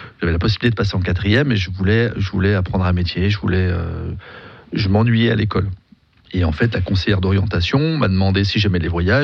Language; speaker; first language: French; native; French